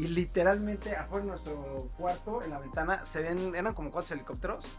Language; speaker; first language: Spanish; native; Spanish